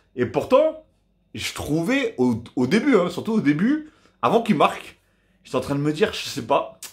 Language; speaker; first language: French; native; French